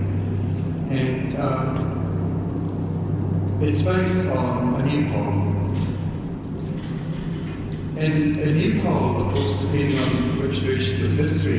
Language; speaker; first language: English; native; English